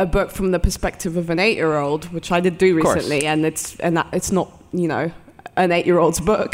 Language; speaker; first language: English; early bilingual, other home language; Arabic